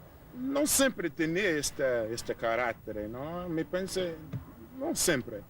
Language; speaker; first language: Spanish; non-native, learner; English